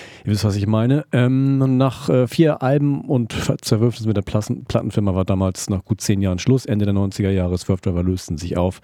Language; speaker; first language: German; native; German